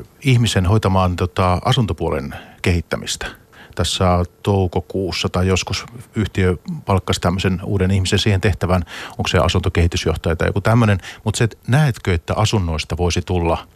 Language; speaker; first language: Finnish; native; Finnish